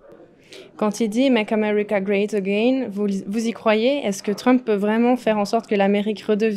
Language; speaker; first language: French; native; French